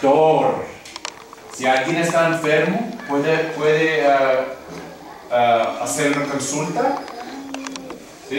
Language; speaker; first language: Spanish; non-native, fluent; English